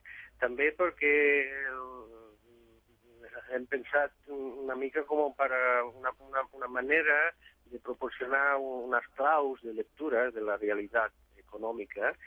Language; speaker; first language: Catalan; non-native, fluent; Italian